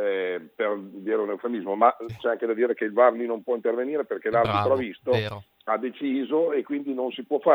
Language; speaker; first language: Italian; native; Italian